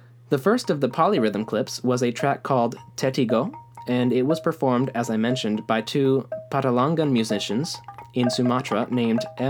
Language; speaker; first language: English; native; English